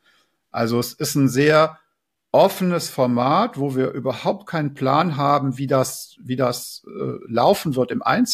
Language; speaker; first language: German; native; German